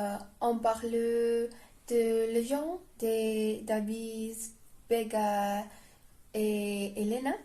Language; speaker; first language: French; non-native, learner; Spanish